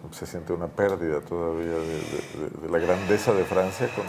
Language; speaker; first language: Spanish; native; Spanish